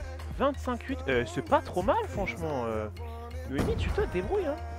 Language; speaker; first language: French; native; French